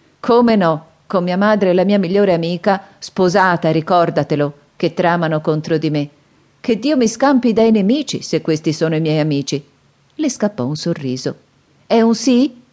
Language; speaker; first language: Italian; native; Italian